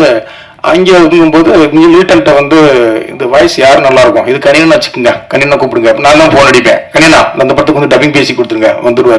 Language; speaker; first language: Tamil; native; Tamil